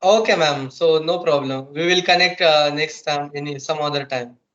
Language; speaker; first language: English; non-native, local second language; Marathi